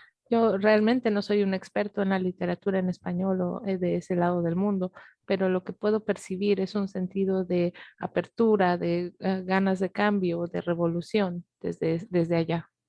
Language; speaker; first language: Spanish; native; Spanish